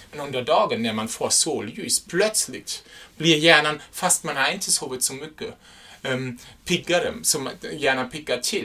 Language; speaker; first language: Swedish; non-native, fluent; German